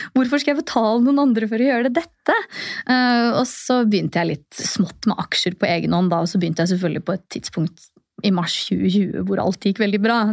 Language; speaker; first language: Norwegian; native; Norwegian